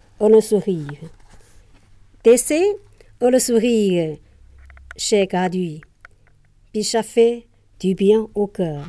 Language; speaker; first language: French; non-native, learner; Chinese